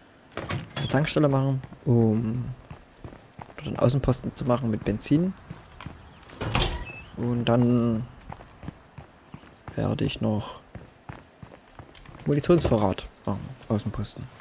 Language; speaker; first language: German; native; German